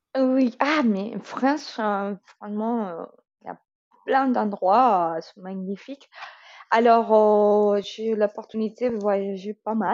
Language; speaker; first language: French; non-native, fluent; Spanish